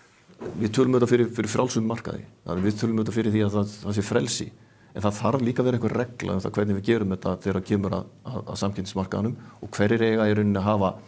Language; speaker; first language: Icelandic; native; Icelandic